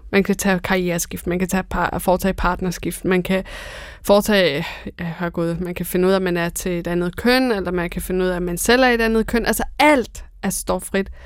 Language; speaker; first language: Danish; early bilingual, other home language; Persian